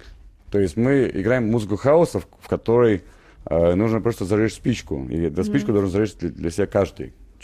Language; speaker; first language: Russian; native; Russian